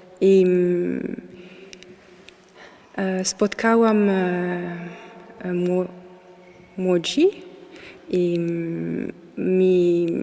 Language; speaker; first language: Polish; non-native, learner; French